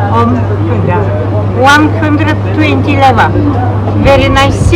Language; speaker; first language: English; non-native, learner; Bulgarian